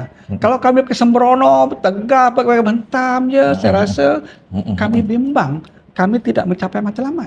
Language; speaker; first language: Malay; native; Malay